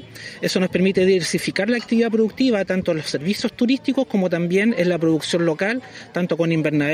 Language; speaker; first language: Spanish; native; Spanish